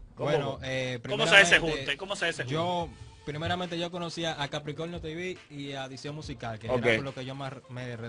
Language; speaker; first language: Spanish; native; Spanish